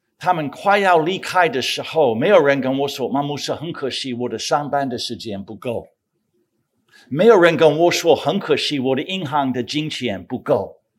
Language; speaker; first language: Chinese; non-native, fluent; English